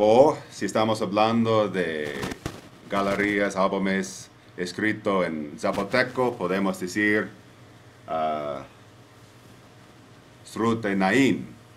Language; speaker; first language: Spanish; non-native, fluent; English